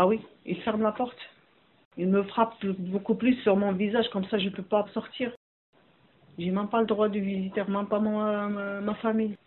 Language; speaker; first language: French; non-native, learner; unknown